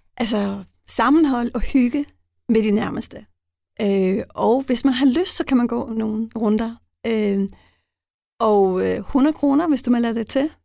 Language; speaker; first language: Danish; non-native, local second language; Faroese